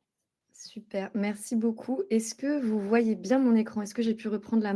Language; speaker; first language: French; native; French